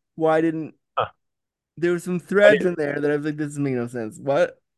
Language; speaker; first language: English; native; English